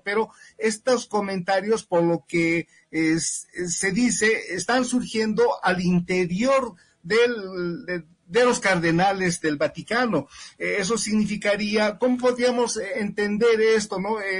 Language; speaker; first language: Spanish; native; Spanish